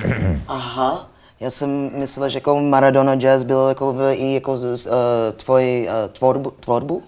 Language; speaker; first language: Czech; non-native, learner; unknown